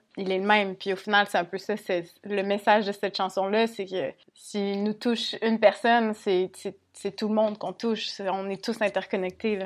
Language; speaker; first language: French; native; French